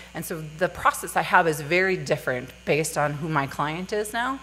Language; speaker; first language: English; native; English